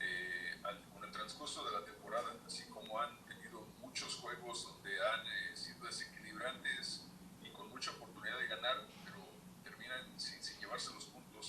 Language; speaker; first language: Spanish; native; Spanish